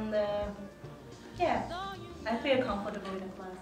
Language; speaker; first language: English; non-native, learner; Japanese